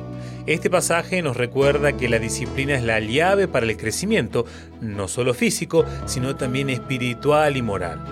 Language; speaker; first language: Spanish; native; Spanish